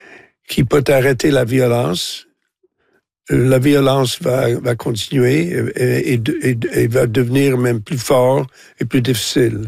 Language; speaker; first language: French; non-native, local second language; English